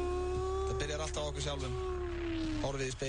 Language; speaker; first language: Icelandic; native; Icelandic